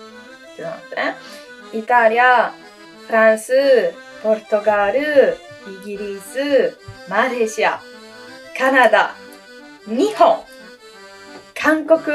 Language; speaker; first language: Japanese; non-native, fluent; Italian